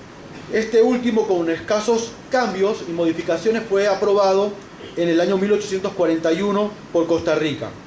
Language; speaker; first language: Spanish; native; Spanish